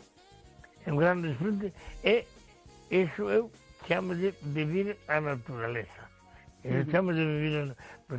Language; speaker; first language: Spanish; non-native, local second language; Galician